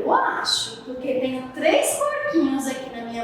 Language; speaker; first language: Portuguese; native; Portuguese